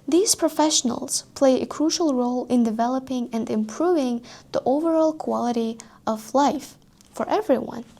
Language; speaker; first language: English; non-native, fluent; Uzbek